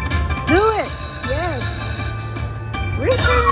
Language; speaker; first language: English; native; English